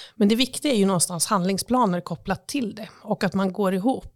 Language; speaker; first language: Swedish; native; Swedish